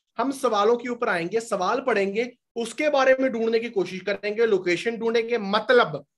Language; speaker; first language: Hindi; non-native, local second language; Punjabi